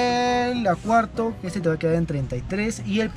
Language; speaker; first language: Spanish; native; Spanish